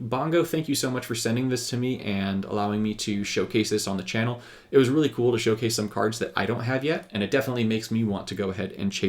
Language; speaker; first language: English; native; English